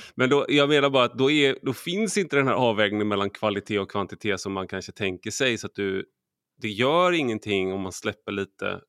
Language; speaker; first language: Swedish; native; Swedish